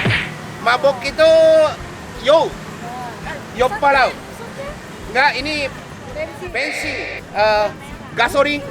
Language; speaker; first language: Indonesian; non-native, fluent; Japanese